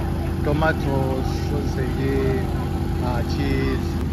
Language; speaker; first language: Japanese; non-native, learner; English